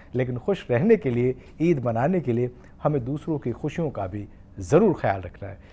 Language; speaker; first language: Hindi; native; Hindi